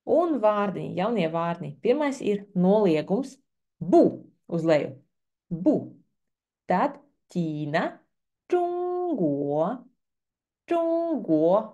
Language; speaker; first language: Latvian; non-native, local second language; Russian